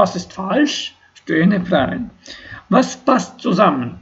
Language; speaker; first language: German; non-native, fluent; Ukrainian